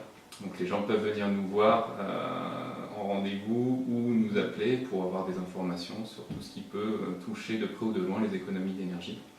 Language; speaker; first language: French; native; French